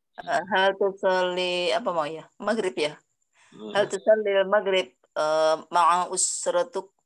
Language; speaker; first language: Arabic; non-native, learner; Indonesian